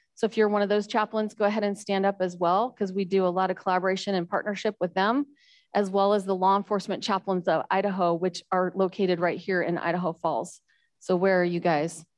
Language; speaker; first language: English; native; English